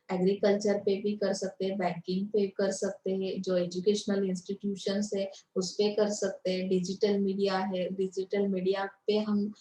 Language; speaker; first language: Hindi; non-native, local second language; Marathi